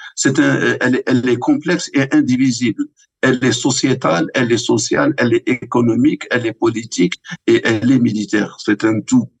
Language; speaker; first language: French; non-native, local second language; Arabic